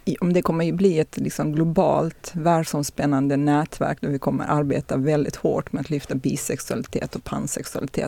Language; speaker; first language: Swedish; native; Swedish